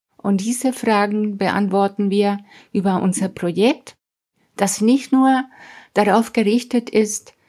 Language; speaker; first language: German; non-native, fluent; Spanish